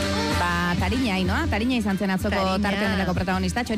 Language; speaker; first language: Basque; native; Basque